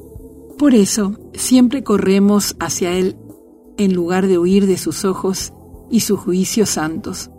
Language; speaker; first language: Spanish; native; Spanish